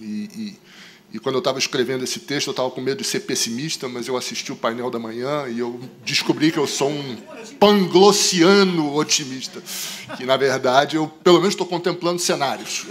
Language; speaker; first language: Portuguese; native; Portuguese